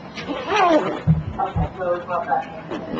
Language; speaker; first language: English; native; English